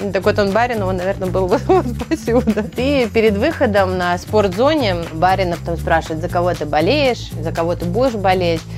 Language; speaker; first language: Russian; native; Russian